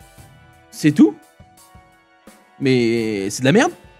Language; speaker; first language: French; native; French